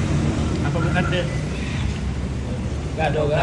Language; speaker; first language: Indonesian; non-native, local second language; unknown